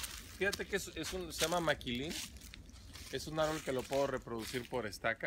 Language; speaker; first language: Spanish; native; Spanish